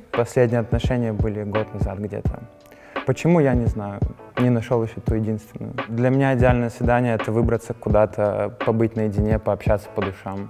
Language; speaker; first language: Russian; early bilingual, other home language; Spanish